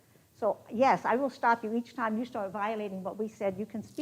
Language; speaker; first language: English; native; English